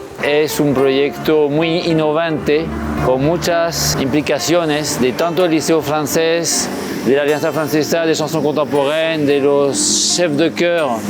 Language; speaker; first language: Spanish; non-native, fluent; French